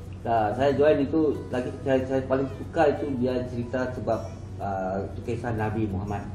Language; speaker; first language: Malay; non-native, local second language; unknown